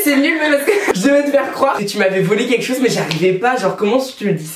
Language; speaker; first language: French; native; French